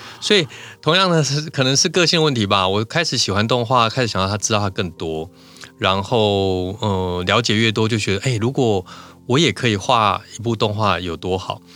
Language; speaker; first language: Chinese; native; Chinese